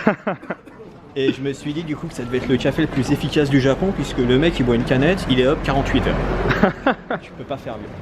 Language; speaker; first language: French; native; French